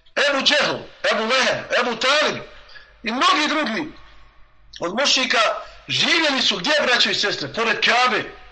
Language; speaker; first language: Bosnian; native; Bosnian